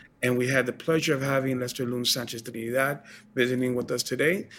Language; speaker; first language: English; early bilingual, other home language; Spanish